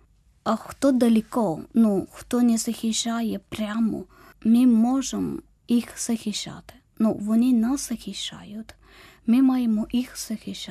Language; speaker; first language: Ukrainian; non-native, learner; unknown